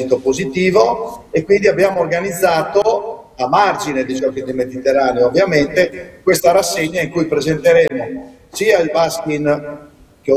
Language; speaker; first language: Italian; native; Italian